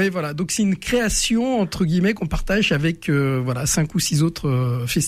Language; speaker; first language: French; native; French